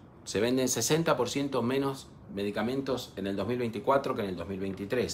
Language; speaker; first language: Spanish; native; Spanish